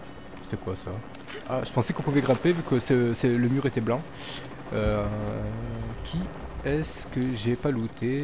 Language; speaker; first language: French; native; French